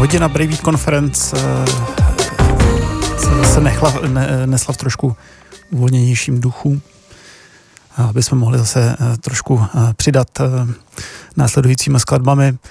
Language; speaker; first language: Czech; native; Czech